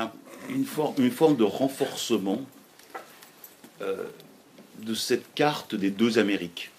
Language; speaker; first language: French; native; French